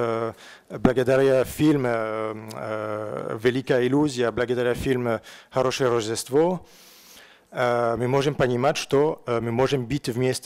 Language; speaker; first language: Russian; non-native, learner; French